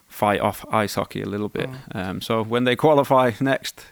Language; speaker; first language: English; native; English